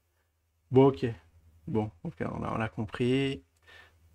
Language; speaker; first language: French; native; French